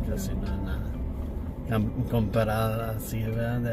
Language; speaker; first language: Spanish; early bilingual, heritage; English